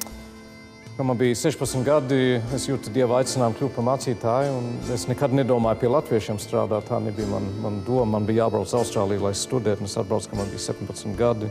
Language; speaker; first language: Latvian; early bilingual, heritage; Latvian